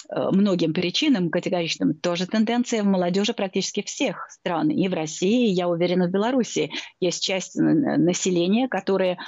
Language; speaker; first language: Russian; native; Russian